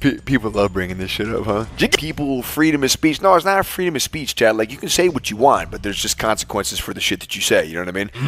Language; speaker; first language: English; native; English